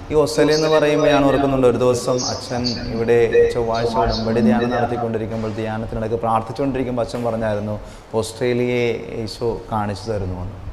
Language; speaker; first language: Malayalam; native; Malayalam